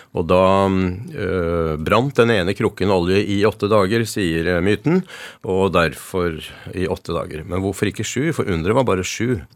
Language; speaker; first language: Norwegian; early bilingual, other home language; Yiddish